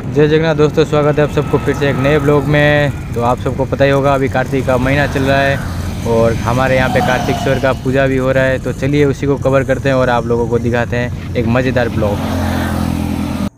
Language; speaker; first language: Hindi; non-native, local second language; Odia